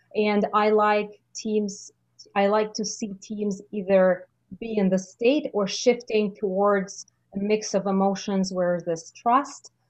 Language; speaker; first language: English; non-native, fluent; Russian